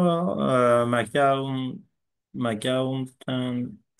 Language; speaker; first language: Finnish; non-native, learner; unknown